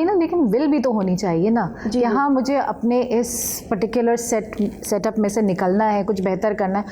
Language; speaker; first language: Urdu; native; Urdu